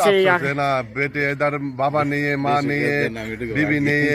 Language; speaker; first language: Hindi; non-native, learner; Bangla